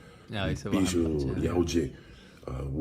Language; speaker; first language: Chinese; non-native, learner; English